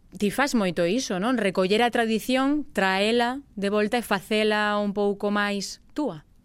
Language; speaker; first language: Galician; native; Galician